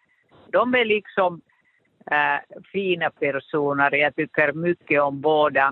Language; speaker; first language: Swedish; non-native, local second language; Finnish